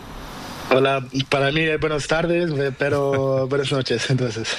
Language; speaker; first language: Spanish; non-native, learner; Portuguese